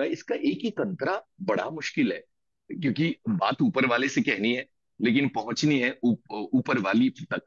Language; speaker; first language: Hindi; native; Hindi